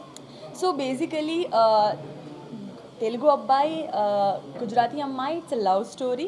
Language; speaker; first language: Telugu; non-native, learner; Gujarati